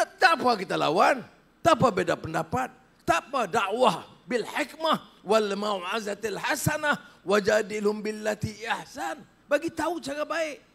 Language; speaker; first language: Malay; native; Malay